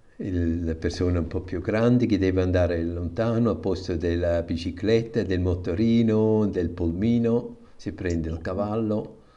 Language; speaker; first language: Italian; non-native, fluent; German